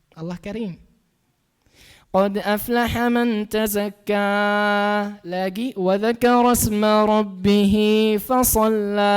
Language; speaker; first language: Indonesian; non-native, learner; Arabic